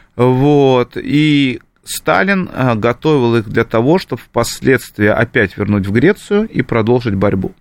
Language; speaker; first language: Russian; native; Russian